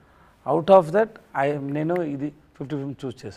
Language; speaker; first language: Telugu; non-native, learner; Tamil